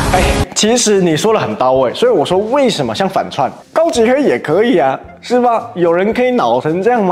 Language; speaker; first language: Chinese; native; Chinese